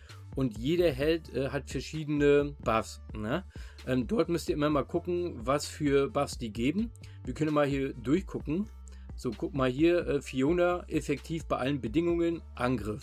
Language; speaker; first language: German; native; German